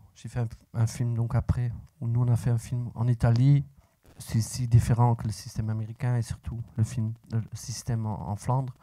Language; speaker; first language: French; non-native, local second language; Dutch